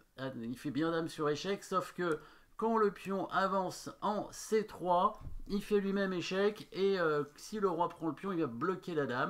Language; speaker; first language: French; native; French